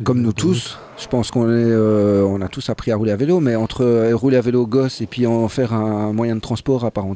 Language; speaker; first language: French; native; French